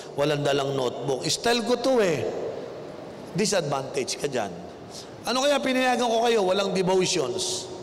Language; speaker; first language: Filipino; native; Filipino